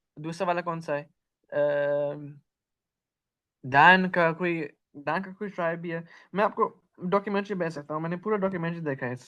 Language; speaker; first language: Hindi; non-native, learner; Urdu